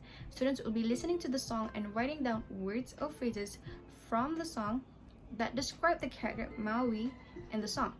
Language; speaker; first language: English; non-native, local second language; Malay